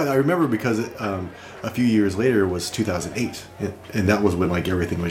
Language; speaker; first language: English; native; English